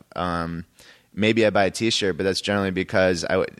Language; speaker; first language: English; native; English